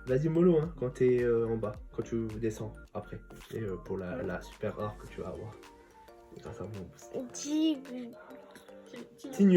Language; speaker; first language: French; native; French